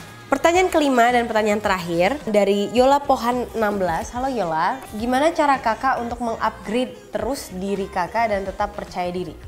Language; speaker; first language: Indonesian; early bilingual, heritage; Indonesian